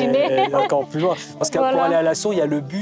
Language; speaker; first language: French; native; French